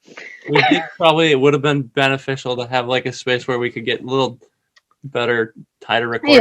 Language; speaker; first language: English; native; English